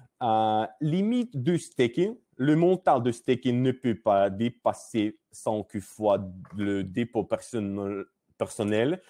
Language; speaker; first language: French; non-native, learner; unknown